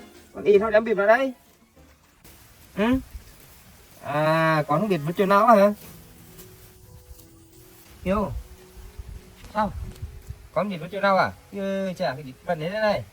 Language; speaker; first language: Vietnamese; native; Vietnamese